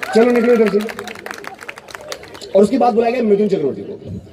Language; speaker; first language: Hindi; native; Hindi